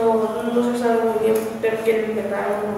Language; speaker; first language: Catalan; non-native, learner; Spanish